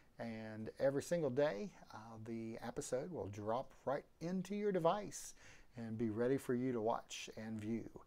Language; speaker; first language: English; native; English